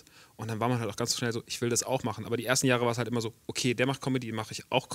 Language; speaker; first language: German; native; German